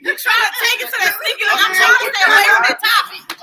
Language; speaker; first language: English; native; English